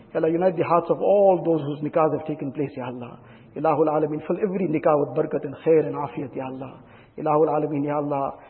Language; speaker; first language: English; native; English